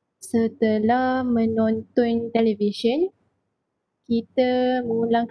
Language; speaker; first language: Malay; non-native, learner; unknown